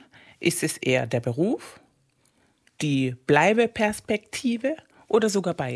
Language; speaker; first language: German; non-native, fluent; Spanish